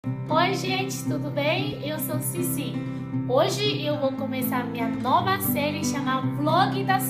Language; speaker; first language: Portuguese; non-native, fluent; Chinese